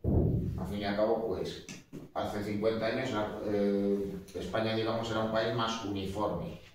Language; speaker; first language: Spanish; native; Spanish